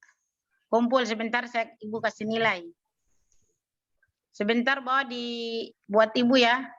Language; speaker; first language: Indonesian; native; Indonesian